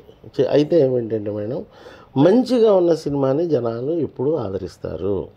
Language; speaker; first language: Telugu; native; Telugu